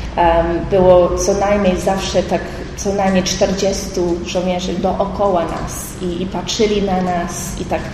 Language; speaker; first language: Polish; early bilingual, heritage; Polish